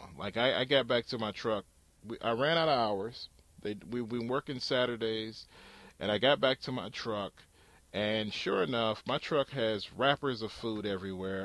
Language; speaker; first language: English; native; English